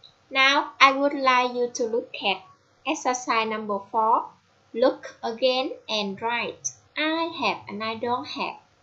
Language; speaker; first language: English; non-native, fluent; Vietnamese